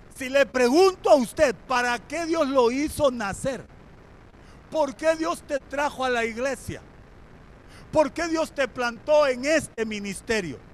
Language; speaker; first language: Spanish; native; Spanish